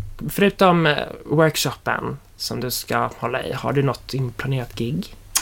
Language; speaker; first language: Swedish; native; Swedish